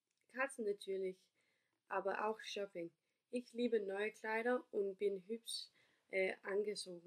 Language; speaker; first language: German; non-native, learner; Danish